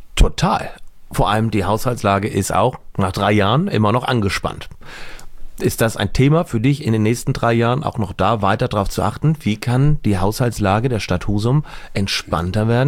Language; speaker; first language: German; native; German